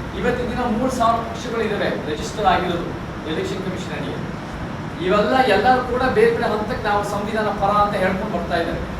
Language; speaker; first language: Kannada; early bilingual, heritage; Kannada